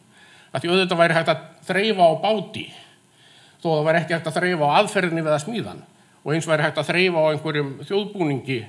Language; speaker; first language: Icelandic; native; Icelandic